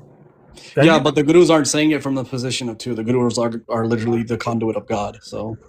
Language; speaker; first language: English; early bilingual, heritage; Punjabi